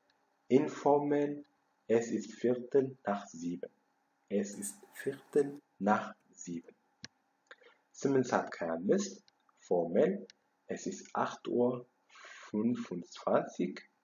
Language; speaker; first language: German; non-native, fluent; Amharic